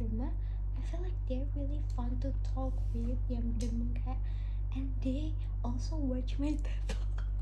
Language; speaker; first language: English; non-native, local second language; Indonesian